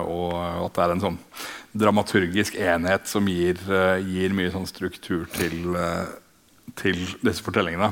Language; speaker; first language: Norwegian; native; Norwegian